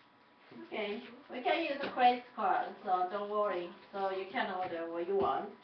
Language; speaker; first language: English; non-native, learner; Japanese